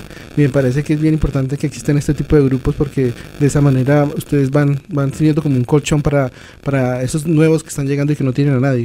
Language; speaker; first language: Spanish; native; Spanish